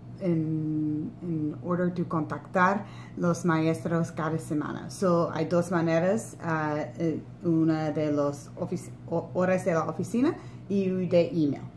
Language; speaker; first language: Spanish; non-native, learner; English